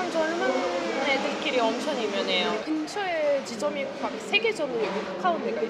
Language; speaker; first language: Korean; non-native, fluent; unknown